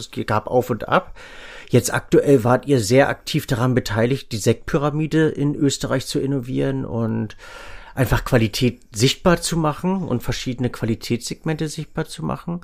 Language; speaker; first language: German; native; German